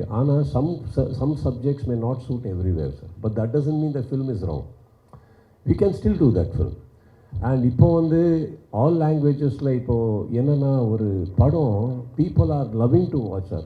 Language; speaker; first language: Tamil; non-native, local second language; Kannada